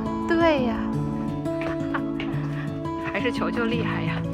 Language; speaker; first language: Chinese; native; Chinese